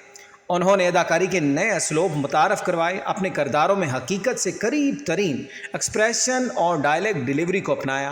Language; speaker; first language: Urdu; native; Urdu